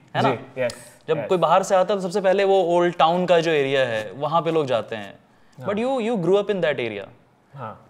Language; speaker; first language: Hindi; native; Hindi